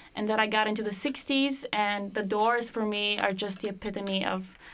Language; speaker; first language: English; non-native, fluent; Bulgarian